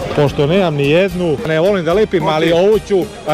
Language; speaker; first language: Croatian; native; Croatian